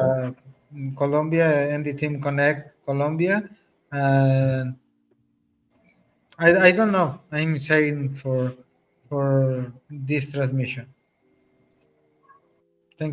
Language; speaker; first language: English; non-native, learner; Spanish